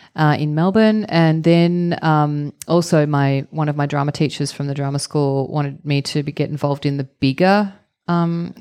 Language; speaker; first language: English; native; English